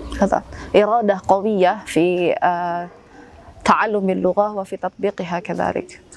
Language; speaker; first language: Arabic; non-native, fluent; Indonesian